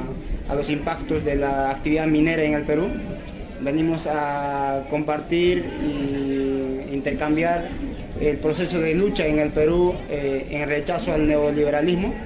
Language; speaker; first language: Spanish; native; Spanish